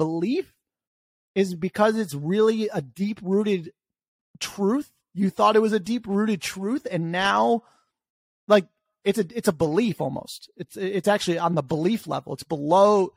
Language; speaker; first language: English; native; English